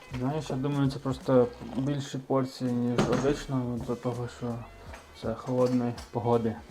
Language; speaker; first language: Ukrainian; early bilingual, heritage; Ukrainian